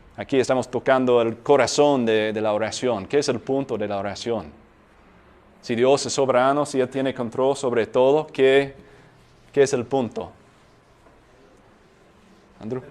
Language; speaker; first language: Spanish; non-native, fluent; English